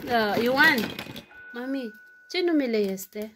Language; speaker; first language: Romanian; non-native, learner; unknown